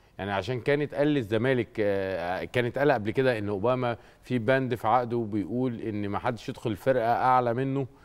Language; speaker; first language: Arabic; native; Arabic